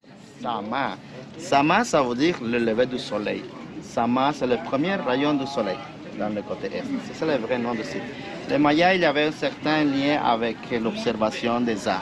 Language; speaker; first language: French; non-native, fluent; Spanish